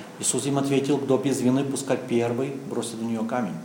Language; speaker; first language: Czech; non-native, learner; Russian